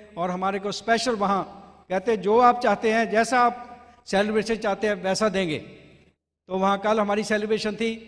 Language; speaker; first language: Hindi; non-native, local second language; Punjabi